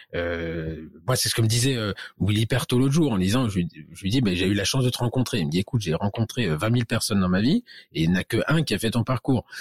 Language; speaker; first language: French; native; French